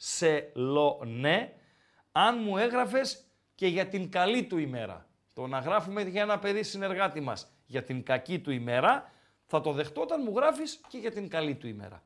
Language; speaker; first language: Greek; native; Greek